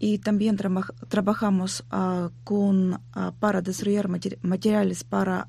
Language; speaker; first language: Spanish; non-native, learner; Ukrainian